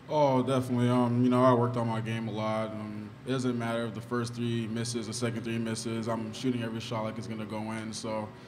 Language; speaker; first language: English; native; English